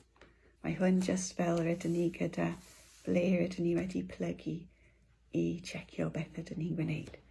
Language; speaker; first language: Welsh; non-native, local second language; English